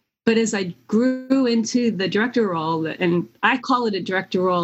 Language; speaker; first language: English; native; English